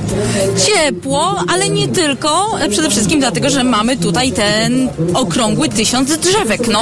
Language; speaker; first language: Polish; native; Polish